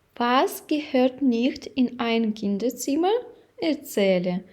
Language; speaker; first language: German; non-native, fluent; Ukrainian